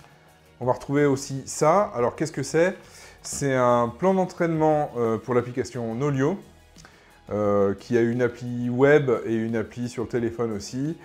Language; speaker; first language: French; native; French